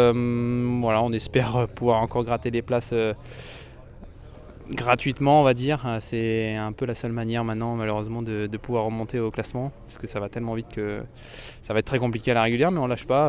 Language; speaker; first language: French; native; French